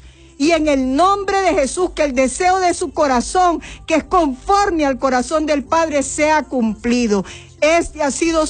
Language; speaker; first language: Spanish; native; Spanish